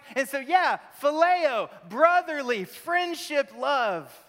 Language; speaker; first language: English; native; English